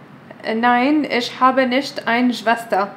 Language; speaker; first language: German; non-native, learner; Arabic